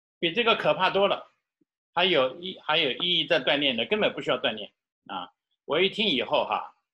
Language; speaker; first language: Chinese; native; Chinese